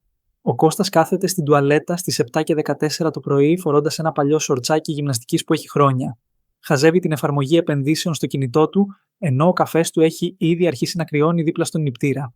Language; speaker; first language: Greek; native; Greek